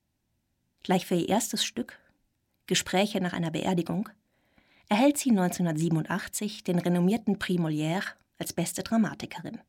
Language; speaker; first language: German; native; German